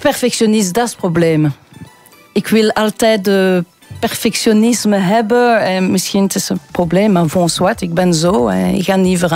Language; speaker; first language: Dutch; non-native, local second language; French